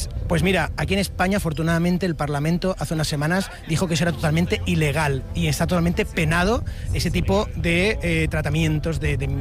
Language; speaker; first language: Spanish; native; Spanish